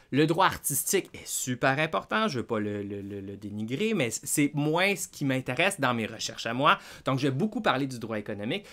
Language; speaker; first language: French; native; French